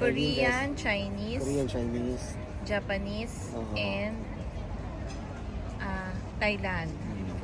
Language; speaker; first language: English; non-native, local second language; Filipino